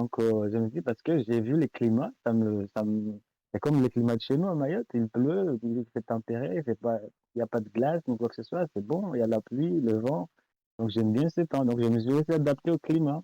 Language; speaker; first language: French; non-native, local second language; Comorian